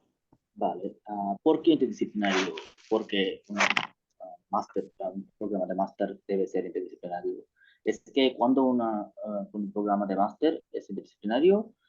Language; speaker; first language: Spanish; non-native, learner; Bangla